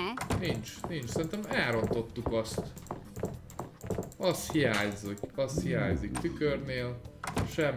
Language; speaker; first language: Hungarian; native; Hungarian